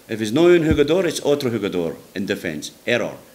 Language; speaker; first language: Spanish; non-native, learner; English